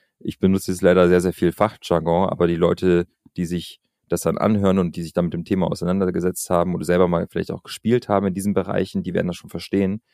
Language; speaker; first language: German; early bilingual, other home language; Albanian